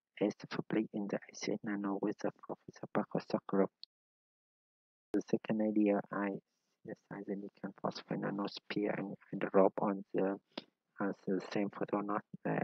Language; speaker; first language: English; non-native, learner; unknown